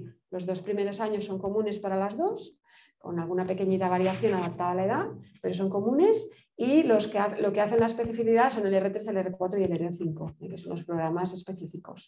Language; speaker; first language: Spanish; native; Spanish